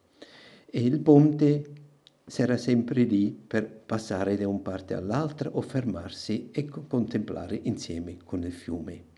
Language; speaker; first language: Italian; non-native, local second language; German